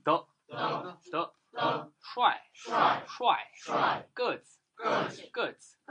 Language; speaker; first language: Chinese; non-native, fluent; Korean